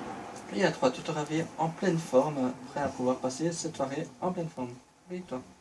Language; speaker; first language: French; native; French